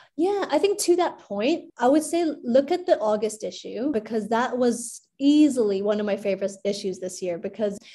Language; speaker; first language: English; non-native, local second language; Cantonese